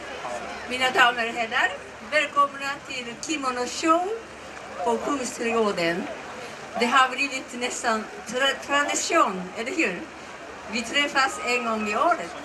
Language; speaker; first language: Swedish; non-native, learner; Japanese